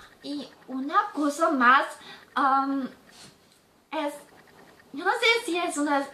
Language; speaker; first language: Spanish; non-native, learner; German